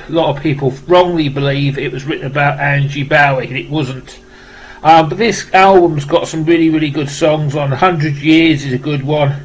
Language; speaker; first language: English; native; English